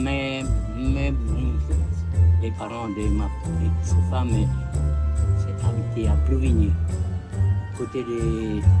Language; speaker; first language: French; non-native, learner; Italian